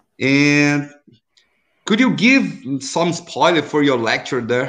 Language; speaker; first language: English; non-native, learner; Portuguese